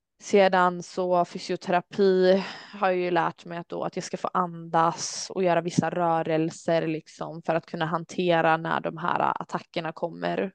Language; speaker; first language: Swedish; early bilingual, other home language; Albanian